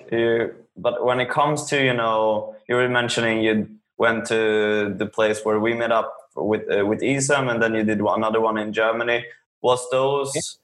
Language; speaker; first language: English; non-native, fluent; Swedish